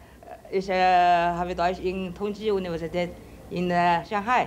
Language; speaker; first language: German; non-native, learner; Chinese